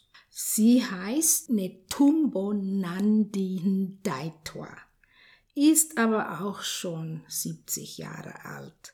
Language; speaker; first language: German; non-native, fluent; Afrikaans